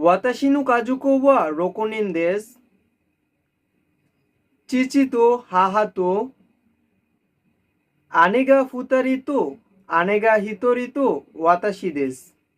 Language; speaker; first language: Japanese; non-native, learner; Bangla